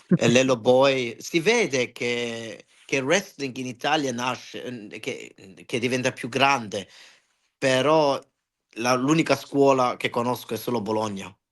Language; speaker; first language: Italian; early bilingual, heritage; Italian